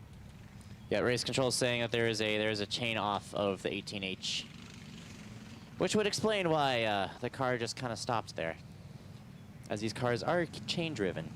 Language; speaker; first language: English; native; English